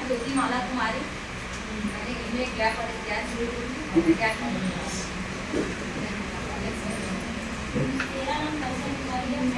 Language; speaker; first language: Hindi; native; Hindi